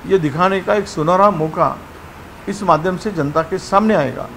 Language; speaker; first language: Hindi; non-native, local second language; Marathi